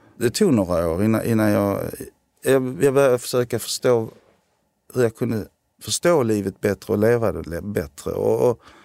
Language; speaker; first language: Swedish; early bilingual, other home language; Armenian